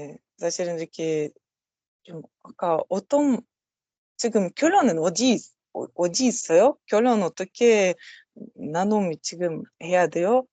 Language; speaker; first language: Korean; non-native, learner; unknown